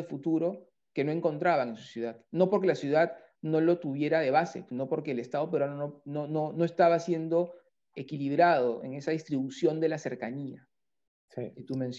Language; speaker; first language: Spanish; native; Spanish